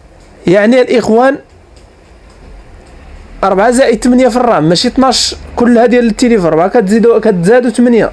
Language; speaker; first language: Arabic; native; Arabic